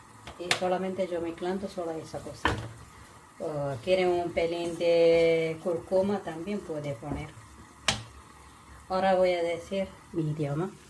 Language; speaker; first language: Spanish; non-native, learner; Malayalam